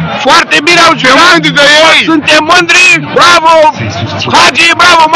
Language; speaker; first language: Romanian; native; Romanian